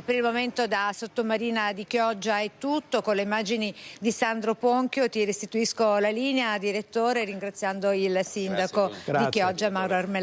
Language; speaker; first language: Italian; native; Italian